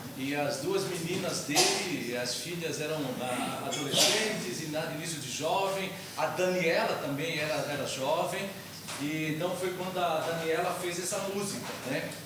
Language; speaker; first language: Portuguese; native; Portuguese